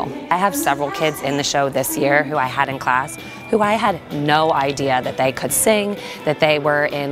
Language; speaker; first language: English; native; English